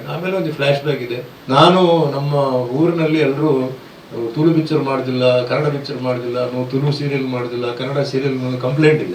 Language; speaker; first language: Kannada; early bilingual, other home language; Tulu